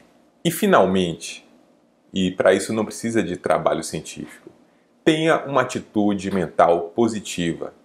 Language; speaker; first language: Portuguese; native; Portuguese